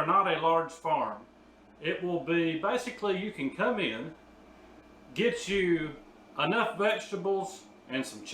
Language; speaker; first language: English; native; English